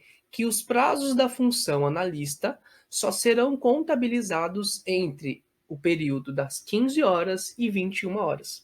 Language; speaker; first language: Portuguese; native; Portuguese